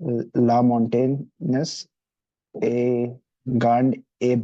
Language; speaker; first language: French; non-native, learner; Hindi